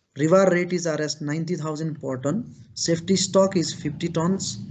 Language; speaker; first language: English; non-native, local second language; Nepali